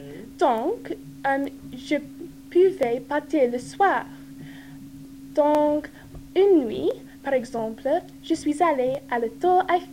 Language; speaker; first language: French; non-native, learner; English